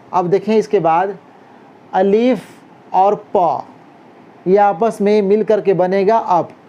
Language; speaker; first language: Hindi; native; Hindi